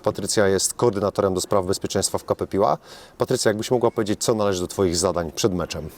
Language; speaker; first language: Polish; native; Polish